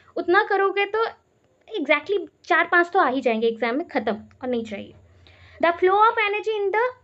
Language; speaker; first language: Hindi; non-native, local second language; Odia